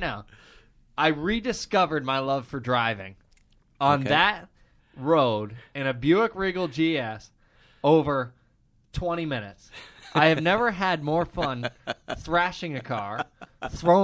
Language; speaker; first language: English; native; English